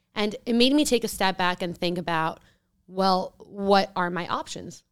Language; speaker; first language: English; early bilingual, other home language; Spanish